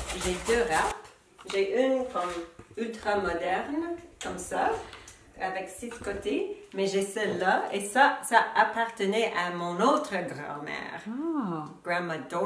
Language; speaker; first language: French; non-native, fluent; English